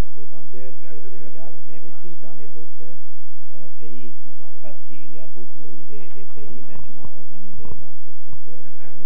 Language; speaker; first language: French; non-native, fluent; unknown